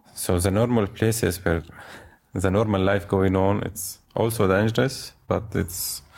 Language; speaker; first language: English; non-native, fluent; Arabic